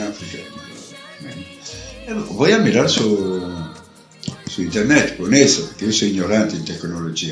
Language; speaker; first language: Spanish; non-native, learner; Italian